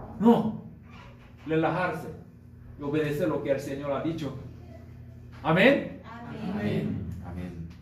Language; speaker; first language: Spanish; non-native, learner; Korean